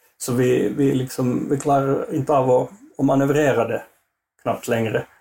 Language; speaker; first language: Swedish; native; Swedish